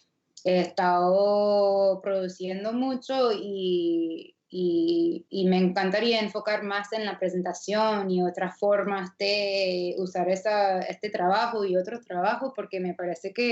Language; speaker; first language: Spanish; non-native, fluent; English